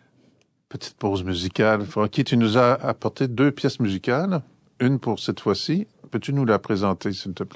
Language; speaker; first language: French; native; French